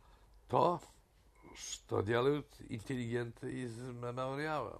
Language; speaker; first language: Russian; non-native, fluent; Polish